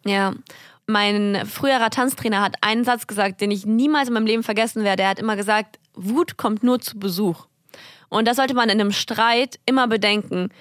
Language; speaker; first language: German; early bilingual, other home language; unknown